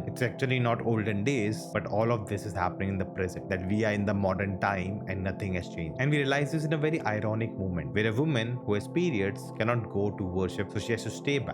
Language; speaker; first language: English; non-native, local second language; Hindi